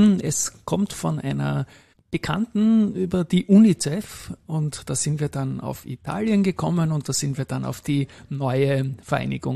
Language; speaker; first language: German; native; German